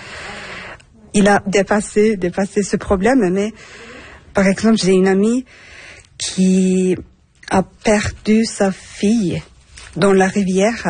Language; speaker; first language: French; non-native, fluent; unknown